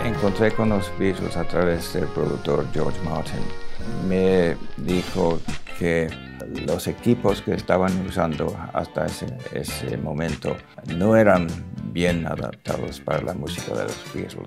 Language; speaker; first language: Spanish; non-native, local second language; English